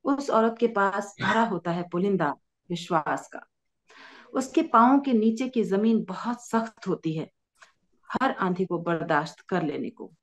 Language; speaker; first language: Hindi; native; Hindi